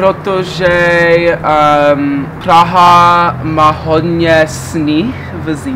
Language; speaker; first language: Czech; early bilingual, heritage; English